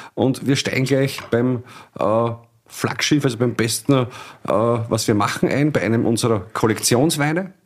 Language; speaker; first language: German; native; German